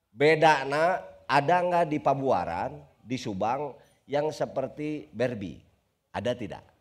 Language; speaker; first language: Indonesian; non-native, local second language; Sundanese